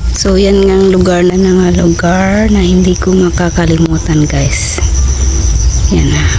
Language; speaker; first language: Filipino; non-native, local second language; Cebuano